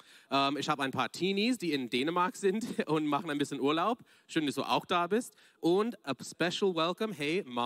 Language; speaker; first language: German; non-native, fluent; English